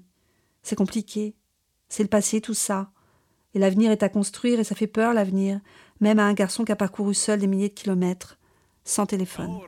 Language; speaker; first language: French; native; French